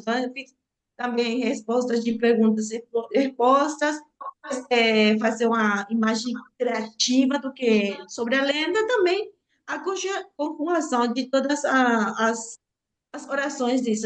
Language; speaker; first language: Portuguese; non-native, learner; Spanish